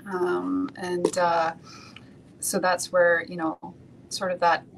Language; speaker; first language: English; native; English